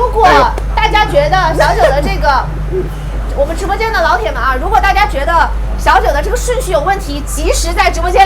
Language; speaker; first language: Chinese; native; Chinese